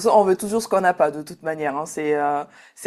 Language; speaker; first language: French; native; French